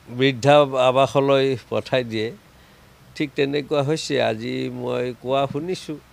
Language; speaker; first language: Assamese; native; Assamese